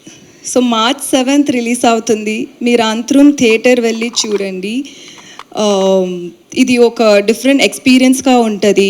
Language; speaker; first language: Telugu; non-native, learner; Tamil